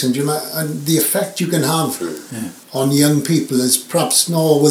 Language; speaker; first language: English; native; English